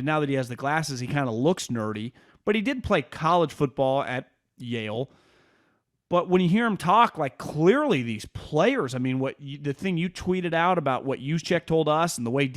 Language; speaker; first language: English; native; English